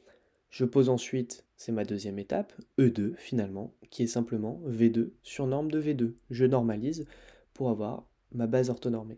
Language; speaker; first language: French; native; French